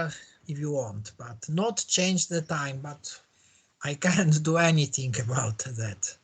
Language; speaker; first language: English; non-native, learner; Polish